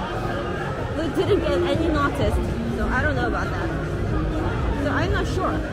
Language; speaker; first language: English; non-native, fluent; Korean